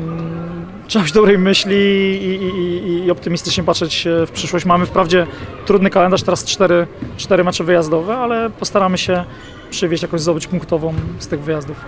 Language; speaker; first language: Polish; native; Polish